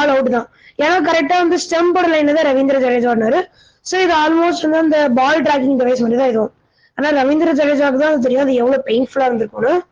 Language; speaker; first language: Tamil; native; Tamil